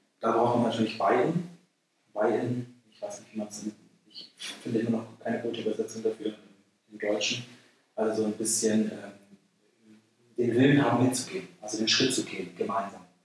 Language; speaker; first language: German; native; German